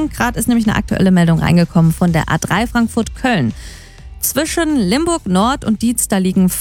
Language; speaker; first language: German; native; German